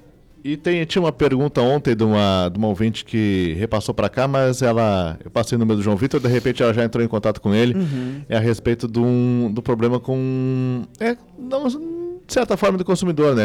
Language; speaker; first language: Portuguese; native; Portuguese